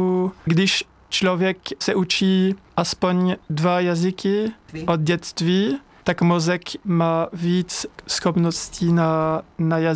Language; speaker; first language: Czech; non-native, learner; French